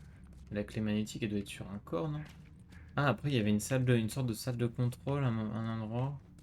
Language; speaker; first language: French; native; French